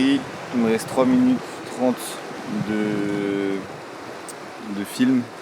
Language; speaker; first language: French; native; French